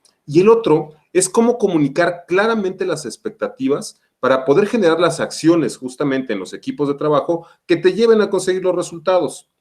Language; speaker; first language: Spanish; native; Spanish